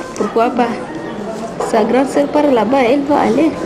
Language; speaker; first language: French; non-native, learner; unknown